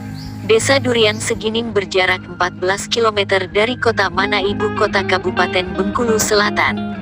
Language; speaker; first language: Indonesian; native; Indonesian